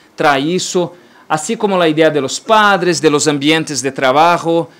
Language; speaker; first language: Spanish; non-native, learner; Portuguese